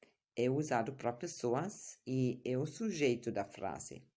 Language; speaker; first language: Portuguese; non-native, fluent; German